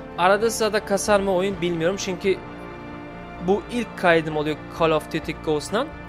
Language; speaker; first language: Turkish; early bilingual, heritage; Turkish